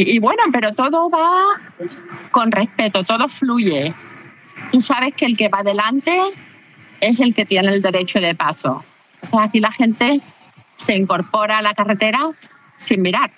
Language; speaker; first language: Spanish; native; Spanish